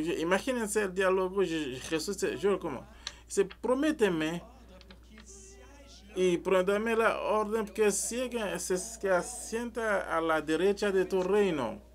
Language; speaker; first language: Spanish; non-native, learner; French